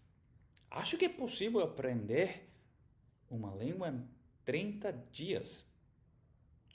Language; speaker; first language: Portuguese; non-native, learner; German